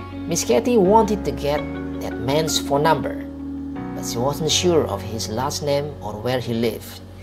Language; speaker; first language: English; non-native, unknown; Indonesian